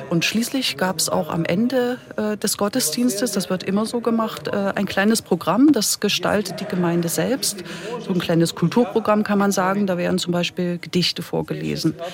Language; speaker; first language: German; native; German